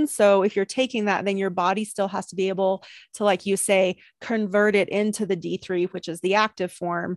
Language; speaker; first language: English; native; English